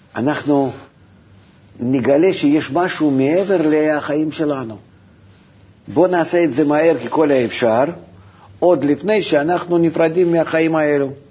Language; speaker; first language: Hebrew; non-native, fluent; Russian